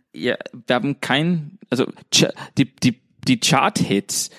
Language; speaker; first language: German; non-native, fluent; English